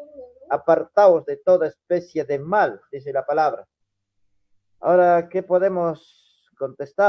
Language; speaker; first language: Spanish; native; Spanish